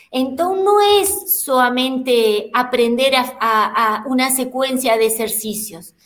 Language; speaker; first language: Portuguese; non-native, learner; Spanish